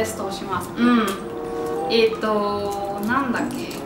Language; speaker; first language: Japanese; non-native, learner; Spanish